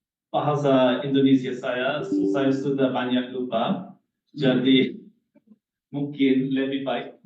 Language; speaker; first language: Indonesian; non-native, learner; English